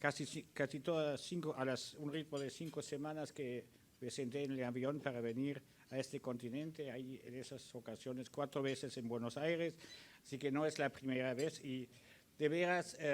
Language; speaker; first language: Spanish; early bilingual, other home language; German